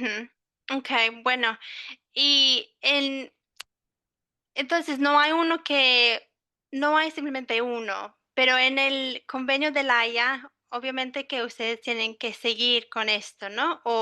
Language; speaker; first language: Spanish; non-native, fluent; English